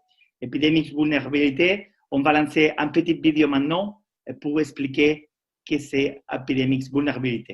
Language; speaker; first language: French; non-native, learner; Spanish